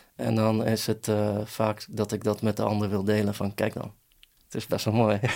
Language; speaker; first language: Dutch; early bilingual, other home language; Persian